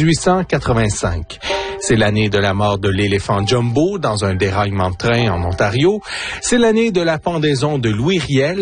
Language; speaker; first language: French; native; French